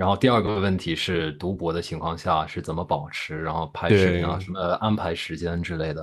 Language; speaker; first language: Chinese; non-native, fluent; English